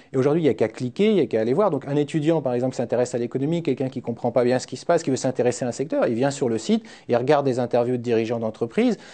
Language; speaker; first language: French; native; French